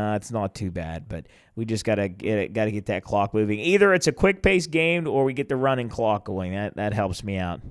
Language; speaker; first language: English; native; English